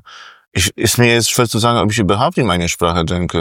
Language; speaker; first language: German; non-native, fluent; Polish